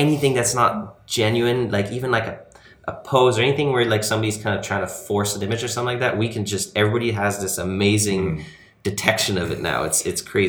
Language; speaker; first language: English; early bilingual, other home language; French